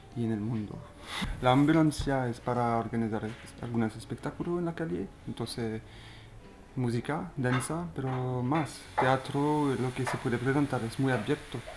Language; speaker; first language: Spanish; non-native, learner; French